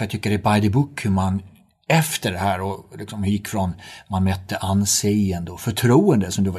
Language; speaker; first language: Swedish; native; Swedish